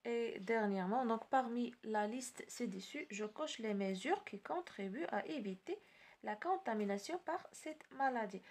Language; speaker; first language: French; non-native, local second language; Arabic